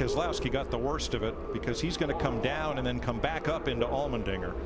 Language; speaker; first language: English; native; English